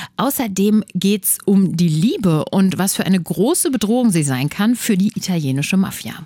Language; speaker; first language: German; native; German